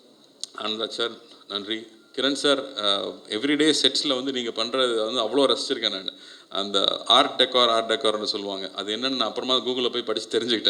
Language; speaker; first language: Tamil; native; Tamil